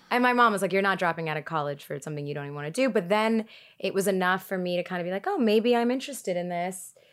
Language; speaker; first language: English; early bilingual, other home language; Tigrinya